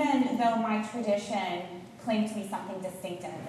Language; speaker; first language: English; native; English